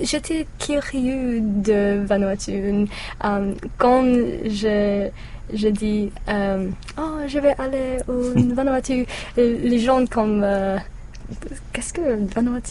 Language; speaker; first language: French; non-native, learner; English